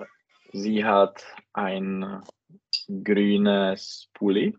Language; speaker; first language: German; non-native, learner; Czech